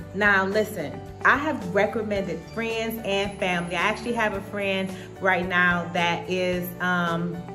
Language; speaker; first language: English; native; English